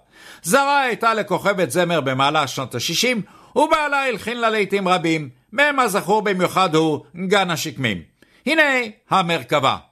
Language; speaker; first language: Hebrew; native; Hebrew